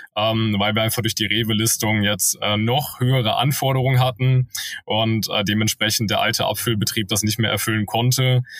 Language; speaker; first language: German; native; German